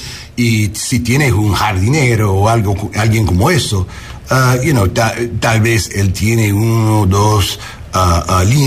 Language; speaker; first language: Spanish; non-native, learner; English